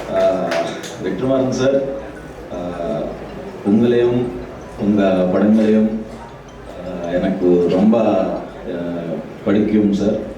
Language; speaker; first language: Tamil; non-native, learner; Telugu